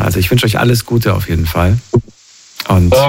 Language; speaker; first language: German; native; German